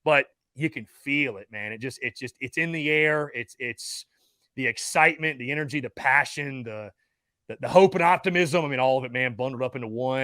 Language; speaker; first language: English; native; English